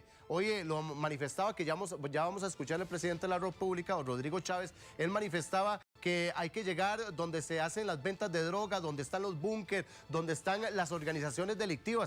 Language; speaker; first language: Spanish; native; Spanish